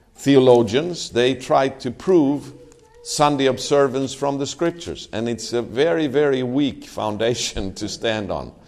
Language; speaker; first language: English; non-native, fluent; Swedish